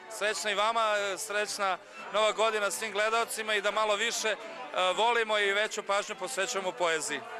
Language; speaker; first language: Bosnian; native; Bosnian